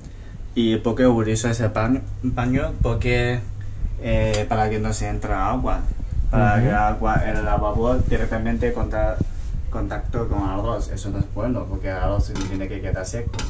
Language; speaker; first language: Spanish; non-native, learner; Chinese